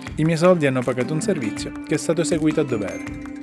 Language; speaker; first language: Italian; native; Italian